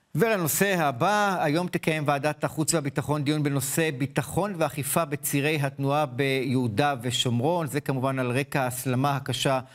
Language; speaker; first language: Hebrew; native; Hebrew